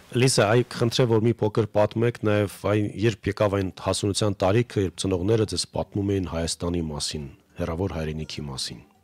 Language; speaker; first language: Armenian; native; Armenian